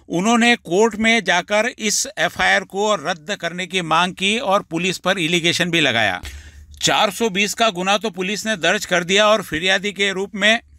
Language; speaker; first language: Hindi; non-native, local second language; Marathi